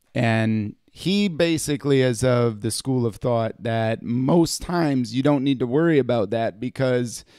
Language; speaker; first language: English; native; English